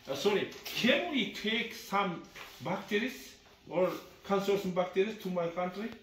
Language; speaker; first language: English; non-native, learner; Kazakh